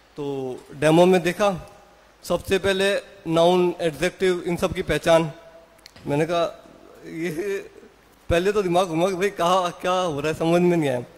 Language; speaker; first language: Hindi; native; Hindi